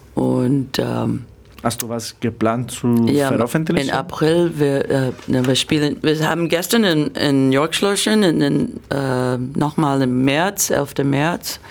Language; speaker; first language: German; non-native, learner; English